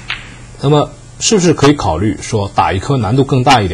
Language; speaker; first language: Chinese; native; Chinese